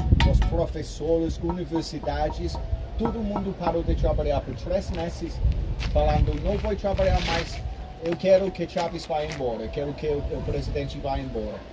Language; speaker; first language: Portuguese; non-native, fluent; English